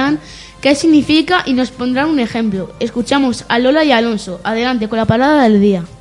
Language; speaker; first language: Spanish; native; Spanish